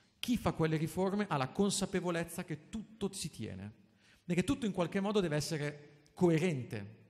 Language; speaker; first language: Italian; native; Italian